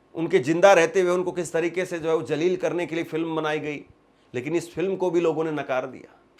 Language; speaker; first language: Hindi; native; Hindi